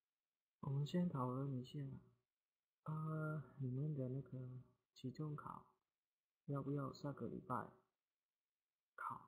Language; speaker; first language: Chinese; non-native, fluent; Indonesian